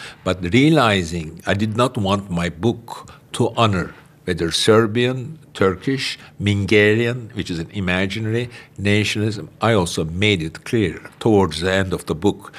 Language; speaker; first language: English; non-native, fluent; Turkish